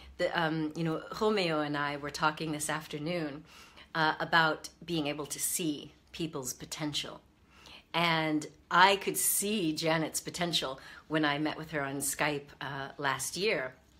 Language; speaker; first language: English; native; English